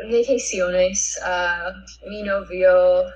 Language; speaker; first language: Spanish; non-native, learner; English